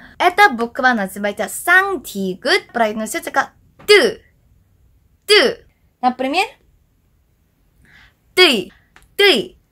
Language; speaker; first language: Russian; non-native, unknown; Korean